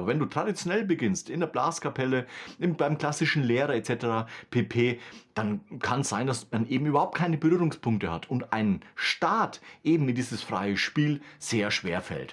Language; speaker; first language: German; native; German